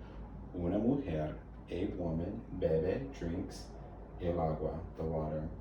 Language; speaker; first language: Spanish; non-native, learner; English